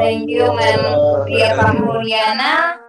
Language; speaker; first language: English; non-native, learner; Indonesian